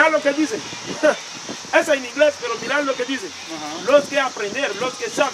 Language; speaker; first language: Spanish; non-native, learner; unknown